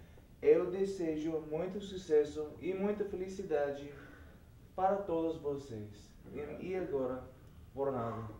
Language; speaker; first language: Portuguese; non-native, learner; English